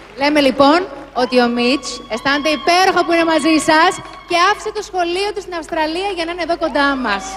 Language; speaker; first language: Greek; native; Greek